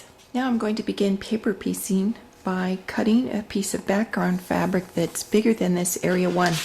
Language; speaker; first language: English; native; English